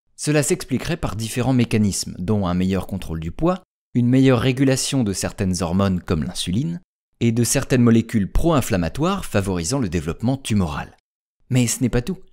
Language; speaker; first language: French; native; French